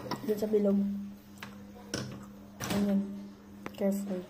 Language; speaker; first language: Filipino; native; Filipino